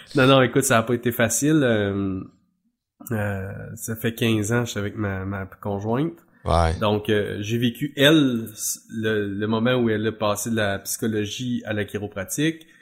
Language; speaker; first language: French; native; French